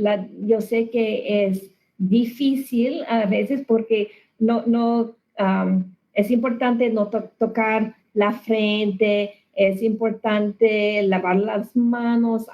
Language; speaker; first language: Spanish; non-native, learner; English